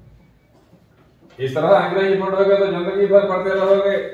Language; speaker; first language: Hindi; non-native, local second language; Telugu